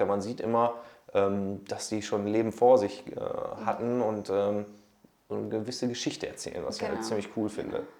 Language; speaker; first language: German; native; German